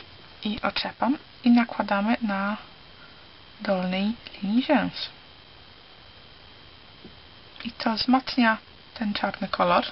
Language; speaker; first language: Polish; early bilingual, heritage; Polish